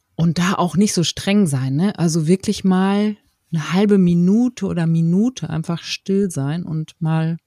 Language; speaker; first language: German; native; German